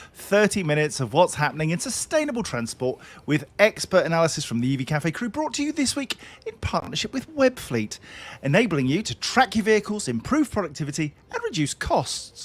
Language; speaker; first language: English; native; English